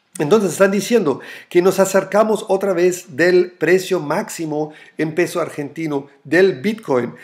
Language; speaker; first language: Spanish; non-native, fluent; German